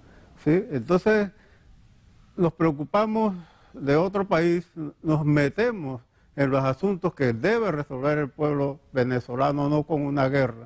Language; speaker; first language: Spanish; native; Spanish